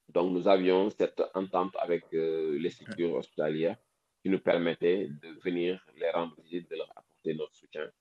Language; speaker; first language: French; non-native, local second language; Wolof